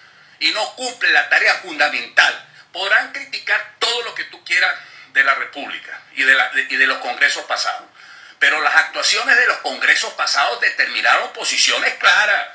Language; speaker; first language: Spanish; native; Spanish